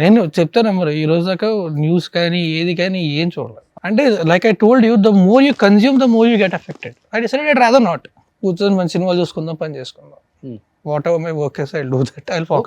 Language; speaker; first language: Telugu; native; Telugu